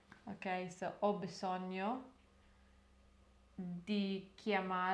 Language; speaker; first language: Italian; non-native, learner; English